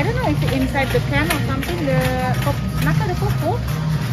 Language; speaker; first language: English; non-native, learner; Indonesian